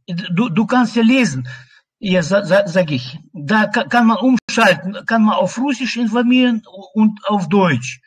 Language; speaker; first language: German; non-native, learner; Russian